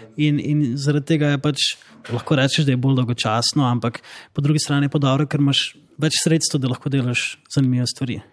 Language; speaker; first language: Slovenian; native; Slovenian